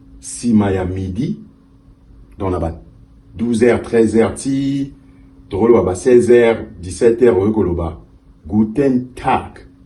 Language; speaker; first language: Lingala; early bilingual, heritage; Lingala